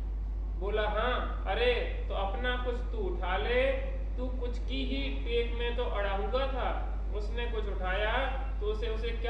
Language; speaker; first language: Hindi; native; Hindi